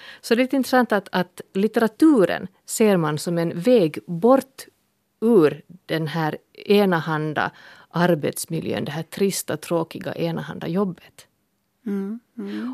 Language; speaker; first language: Swedish; native; Swedish